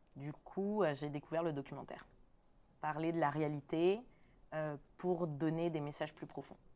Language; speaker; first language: French; early bilingual, other home language; Spanish